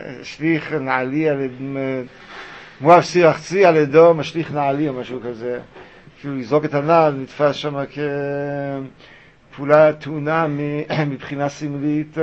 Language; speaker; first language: Hebrew; native; Hebrew